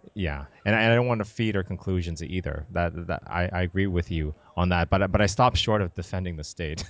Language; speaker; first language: English; native; English